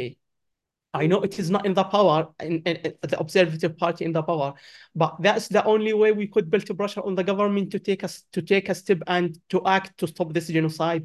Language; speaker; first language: English; non-native, learner; Arabic